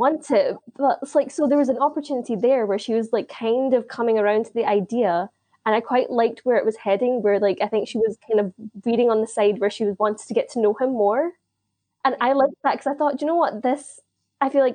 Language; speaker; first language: English; native; English